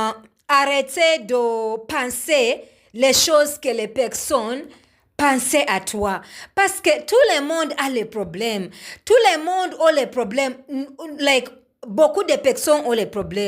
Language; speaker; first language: French; non-native, learner; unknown